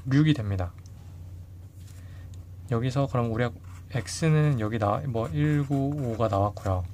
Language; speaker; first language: Korean; native; Korean